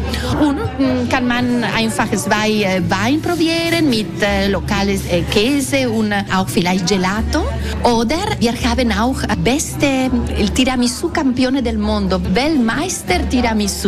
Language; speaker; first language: German; non-native, local second language; Italian